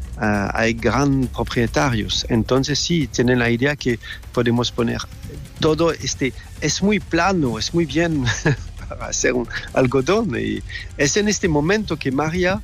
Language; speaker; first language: Spanish; non-native, fluent; French